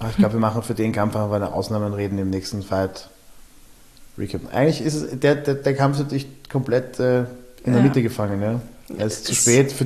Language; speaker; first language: German; native; German